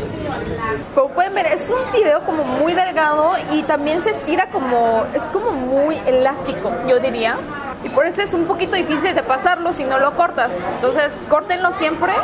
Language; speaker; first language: Spanish; early bilingual, other home language; Korean